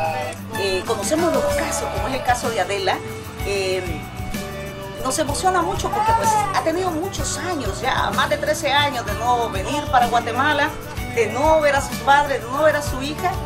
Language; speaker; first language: Spanish; native; Spanish